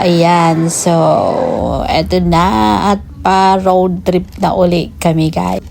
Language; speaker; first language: Filipino; native; Filipino